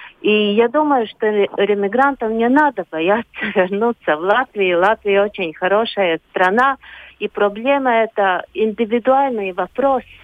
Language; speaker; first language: Russian; non-native, local second language; Latvian